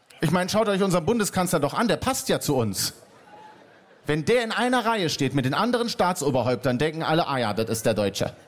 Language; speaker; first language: German; native; German